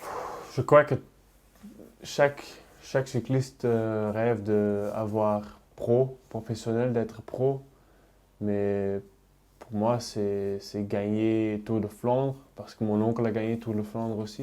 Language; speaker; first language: French; non-native, learner; Dutch